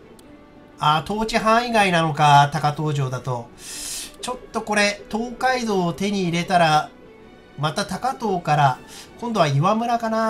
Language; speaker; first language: Japanese; native; Japanese